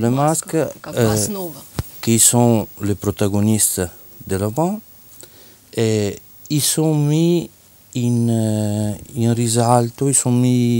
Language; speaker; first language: French; non-native, fluent; Italian